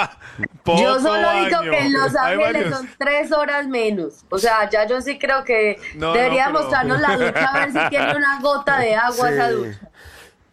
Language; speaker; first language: Spanish; native; Spanish